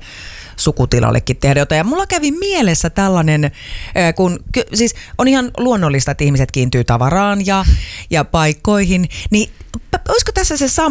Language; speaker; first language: Finnish; native; Finnish